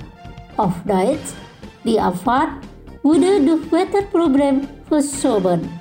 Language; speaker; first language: German; non-native, fluent; Indonesian